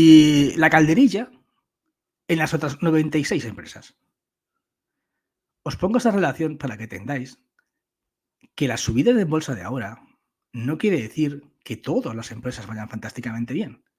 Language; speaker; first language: Spanish; native; Spanish